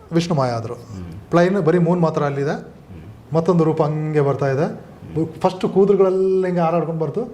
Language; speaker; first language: Kannada; non-native, local second language; Malayalam